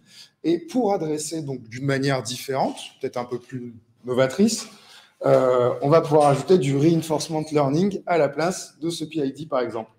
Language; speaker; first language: French; native; French